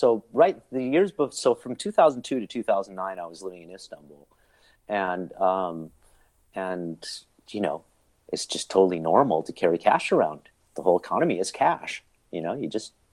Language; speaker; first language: English; native; English